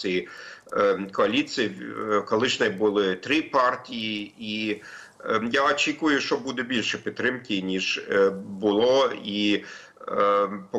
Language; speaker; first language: Ukrainian; non-native, fluent; German